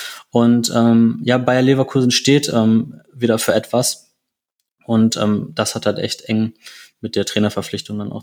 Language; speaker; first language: German; native; German